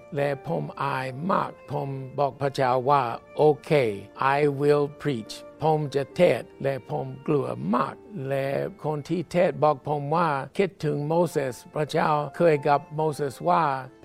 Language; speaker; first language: Thai; non-native, fluent; English